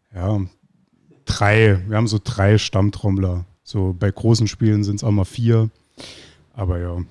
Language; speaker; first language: German; non-native, fluent; Icelandic